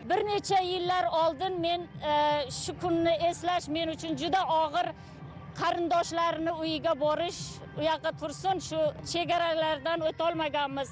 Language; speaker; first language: Uzbek; non-native, local second language; Tajik